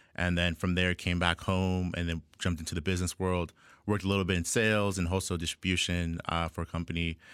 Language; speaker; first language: English; native; English